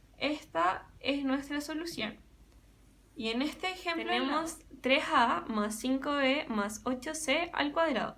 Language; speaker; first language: Spanish; native; Spanish